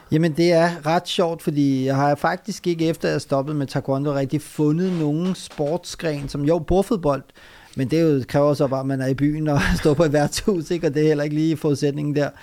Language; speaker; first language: Danish; early bilingual, other home language; Urdu